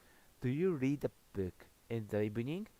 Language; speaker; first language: English; non-native, learner; Japanese